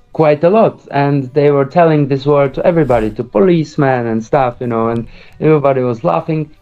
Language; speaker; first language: English; early bilingual, other home language; Czech